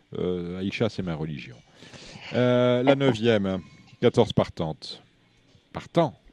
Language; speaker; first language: French; native; French